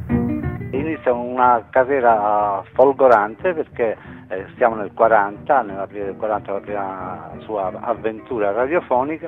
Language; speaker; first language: Italian; native; Italian